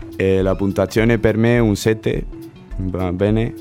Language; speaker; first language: Italian; non-native, learner; Spanish